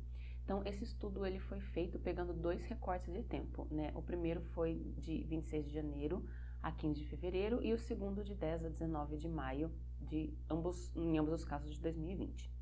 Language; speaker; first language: Portuguese; native; Portuguese